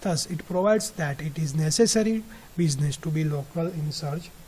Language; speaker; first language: English; non-native, local second language; Gujarati